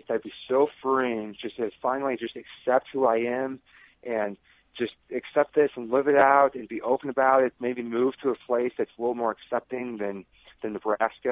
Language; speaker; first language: English; native; English